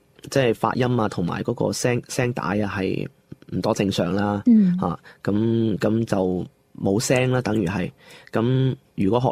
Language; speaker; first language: Cantonese; non-native, local second language; Chinese